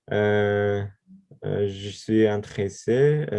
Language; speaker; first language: French; non-native, learner; Persian